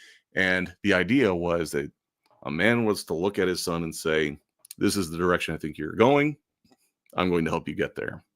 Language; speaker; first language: English; native; English